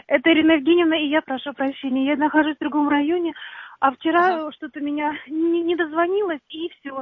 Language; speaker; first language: Russian; native; Russian